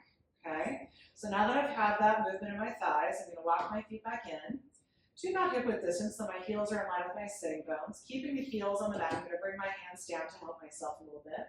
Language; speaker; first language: English; native; English